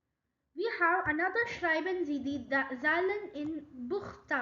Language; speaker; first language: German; non-native, learner; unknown